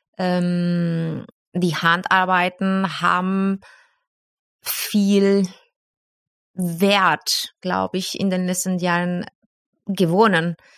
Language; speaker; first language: German; non-native, fluent; Spanish